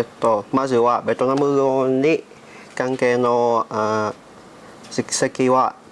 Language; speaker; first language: Japanese; non-native, learner; Vietnamese